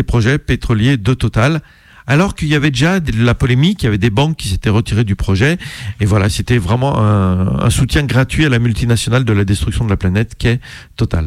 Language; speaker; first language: French; native; French